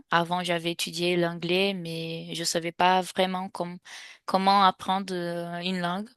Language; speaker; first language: French; non-native, fluent; Portuguese